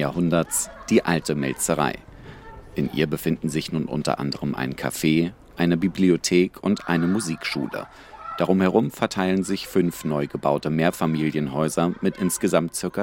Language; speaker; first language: German; native; German